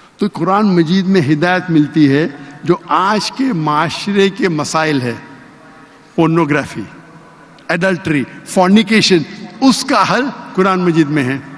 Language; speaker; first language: Urdu; non-native, local second language; Konkani